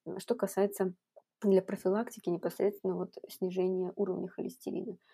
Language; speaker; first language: Russian; native; Russian